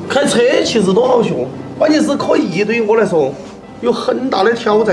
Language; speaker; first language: Chinese; native; Chinese